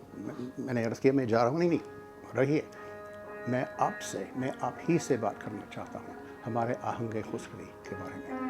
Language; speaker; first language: Urdu; non-native, fluent; English